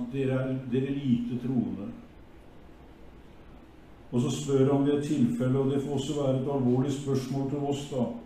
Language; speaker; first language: Norwegian; native; Norwegian